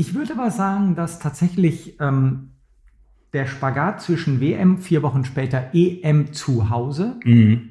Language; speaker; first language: German; native; German